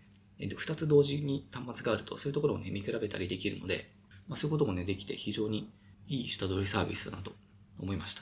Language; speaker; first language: Japanese; native; Japanese